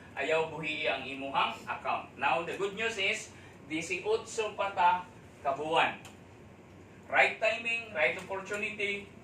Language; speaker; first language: Cebuano; non-native, local second language; Waray